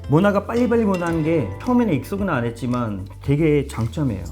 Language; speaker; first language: Korean; non-native, fluent; Urdu